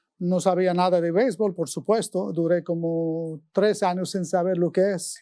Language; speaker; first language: Spanish; non-native, fluent; Arabic